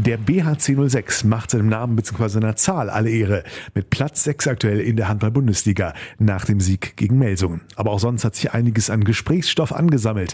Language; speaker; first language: German; native; German